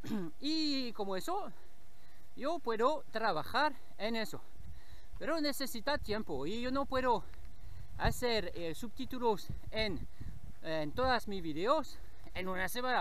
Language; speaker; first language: Spanish; non-native, learner; French